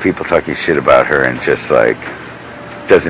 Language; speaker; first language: English; native; English